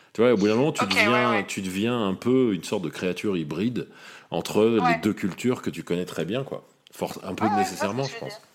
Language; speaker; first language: French; native; French